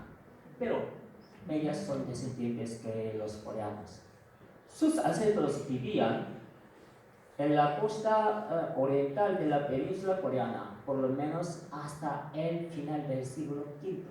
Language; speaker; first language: Spanish; non-native, fluent; Korean